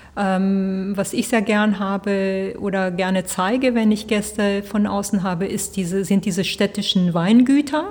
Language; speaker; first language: German; early bilingual, heritage; Spanish